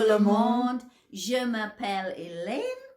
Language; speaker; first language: French; non-native, learner; English